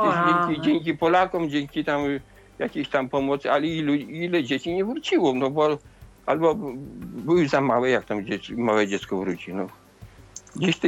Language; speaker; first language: Polish; native; Polish